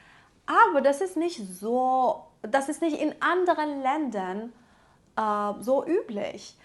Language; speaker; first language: German; non-native, fluent; Persian